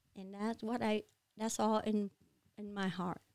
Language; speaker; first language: English; non-native, learner; Vietnamese